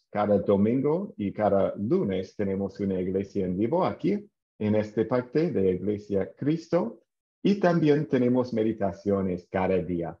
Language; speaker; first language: Spanish; non-native, fluent; English